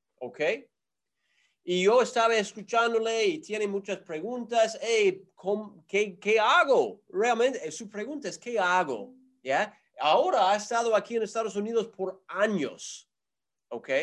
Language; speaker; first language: Spanish; non-native, fluent; English